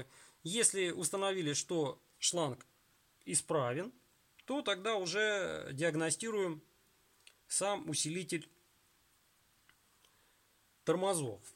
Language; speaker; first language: Russian; native; Russian